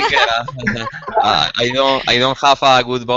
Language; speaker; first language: English; non-native, learner; Spanish